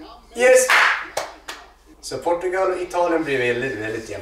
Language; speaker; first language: Swedish; native; Swedish